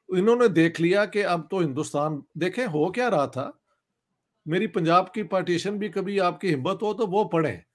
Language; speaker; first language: Urdu; non-native, local second language; Punjabi